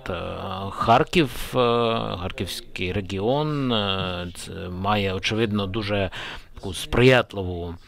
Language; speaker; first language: Ukrainian; non-native, fluent; Turkish